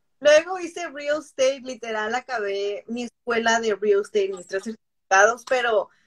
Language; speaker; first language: Spanish; native; Spanish